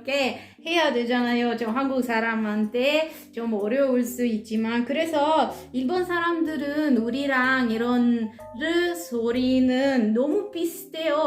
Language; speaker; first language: Korean; non-native, learner; Italian